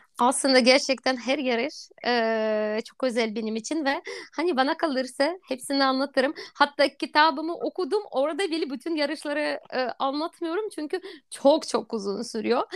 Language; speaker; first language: Turkish; non-native, fluent; Russian